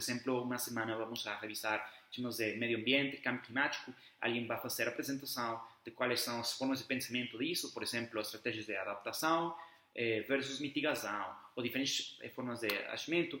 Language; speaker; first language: Portuguese; non-native, fluent; Spanish